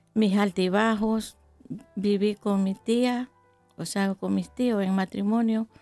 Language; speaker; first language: Spanish; native; Spanish